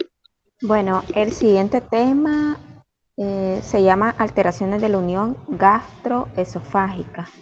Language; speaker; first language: Spanish; native; Spanish